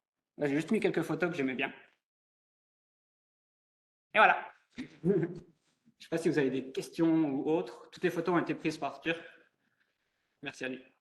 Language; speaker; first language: French; native; French